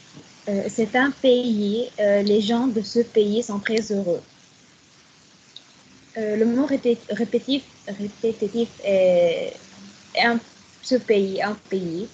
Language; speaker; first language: French; non-native, learner; Arabic